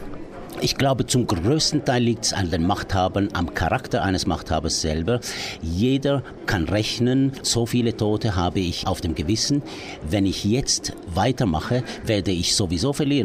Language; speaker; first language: German; non-native, fluent; Arabic